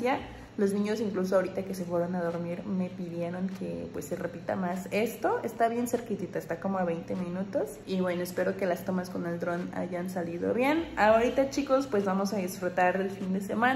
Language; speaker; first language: Spanish; native; Spanish